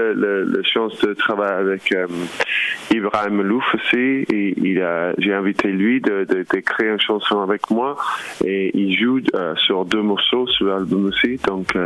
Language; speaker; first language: French; non-native, fluent; English